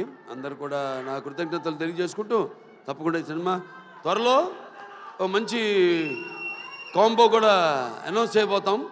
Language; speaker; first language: Telugu; native; Telugu